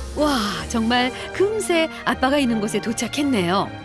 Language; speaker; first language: Korean; native; Korean